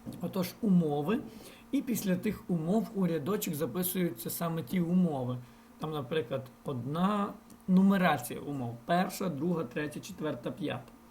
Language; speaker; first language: Ukrainian; non-native, local second language; Russian